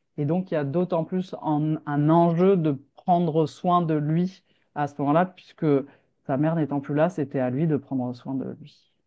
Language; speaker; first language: French; native; French